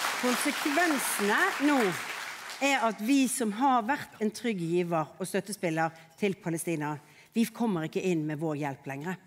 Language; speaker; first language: Norwegian; native; Norwegian